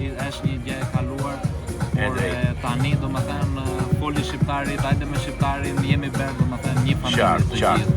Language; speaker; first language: Albanian; early bilingual, heritage; Albanian